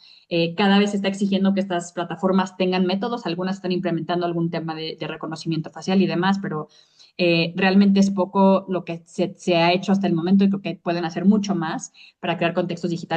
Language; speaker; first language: Spanish; native; Spanish